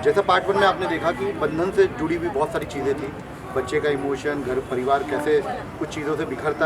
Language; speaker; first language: Hindi; native; Hindi